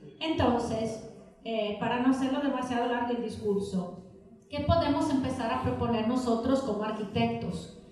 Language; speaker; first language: Spanish; non-native, fluent; Italian